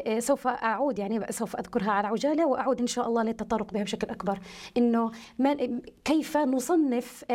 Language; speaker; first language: Arabic; early bilingual, heritage; Arabic